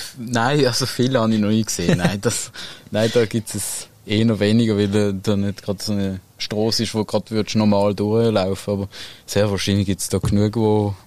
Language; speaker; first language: German; native; German